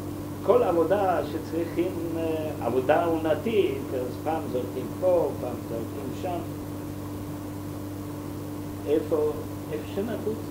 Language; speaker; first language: Hebrew; non-native, fluent; German